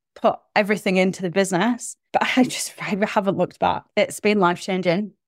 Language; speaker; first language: English; native; English